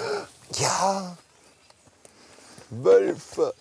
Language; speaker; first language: German; native; German